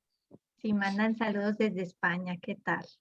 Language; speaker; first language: Spanish; native; Spanish